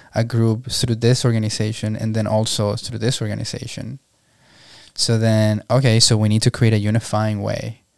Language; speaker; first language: English; non-native, fluent; Spanish